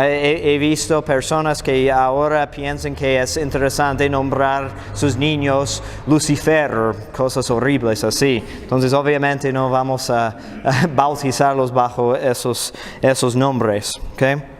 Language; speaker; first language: Spanish; non-native, fluent; English